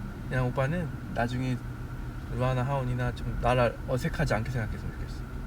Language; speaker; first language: Korean; native; Korean